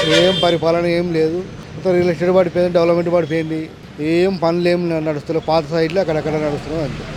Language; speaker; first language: Telugu; native; Telugu